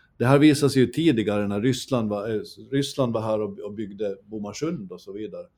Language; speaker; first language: Swedish; native; Swedish